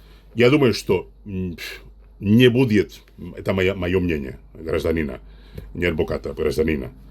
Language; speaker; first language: Russian; non-native, fluent; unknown